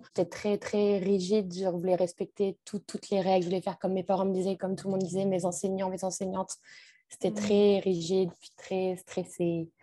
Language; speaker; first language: French; native; French